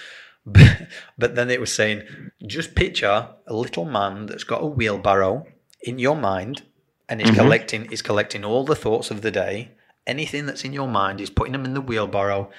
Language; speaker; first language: English; native; English